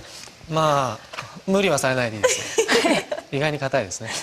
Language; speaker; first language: Japanese; native; Japanese